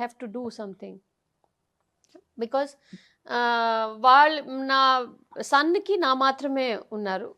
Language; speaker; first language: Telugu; non-native, local second language; Tamil